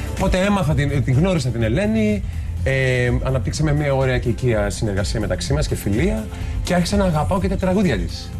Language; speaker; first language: Greek; early bilingual, heritage; Greek